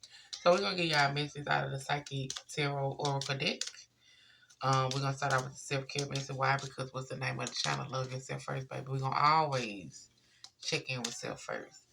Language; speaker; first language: English; native; English